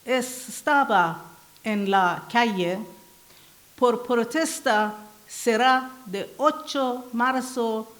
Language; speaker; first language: Spanish; non-native, learner; Persian